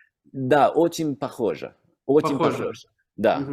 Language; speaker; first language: Russian; non-native, learner; English